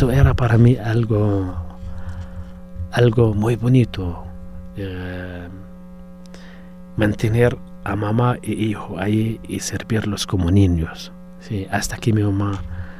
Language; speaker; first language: Spanish; non-native, fluent; Arabic